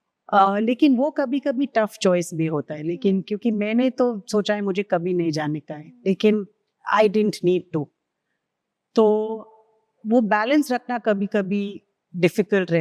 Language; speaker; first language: Hindi; non-native, local second language; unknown